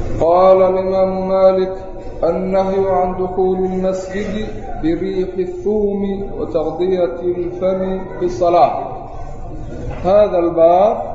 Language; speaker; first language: Arabic; non-native, local second language; Somali